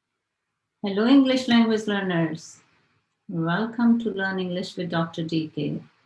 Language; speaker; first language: English; non-native, local second language; Hindi